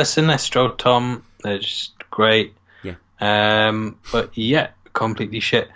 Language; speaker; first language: English; native; English